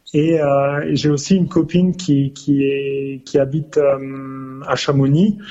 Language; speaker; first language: French; native; French